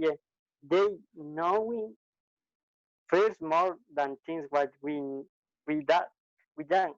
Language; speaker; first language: English; non-native, learner; Spanish